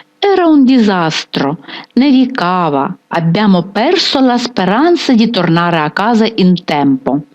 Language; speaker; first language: Italian; non-native, fluent; Ukrainian